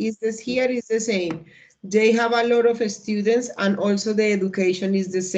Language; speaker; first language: English; non-native, learner; Spanish